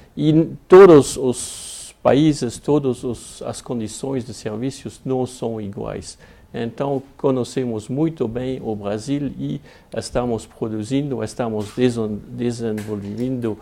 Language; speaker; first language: Portuguese; non-native, fluent; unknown